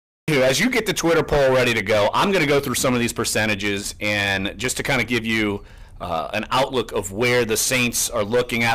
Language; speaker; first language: English; native; English